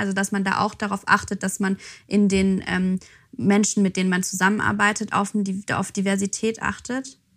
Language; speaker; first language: German; native; German